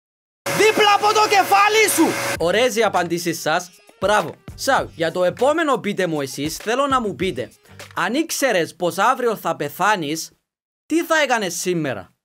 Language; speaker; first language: Greek; native; Greek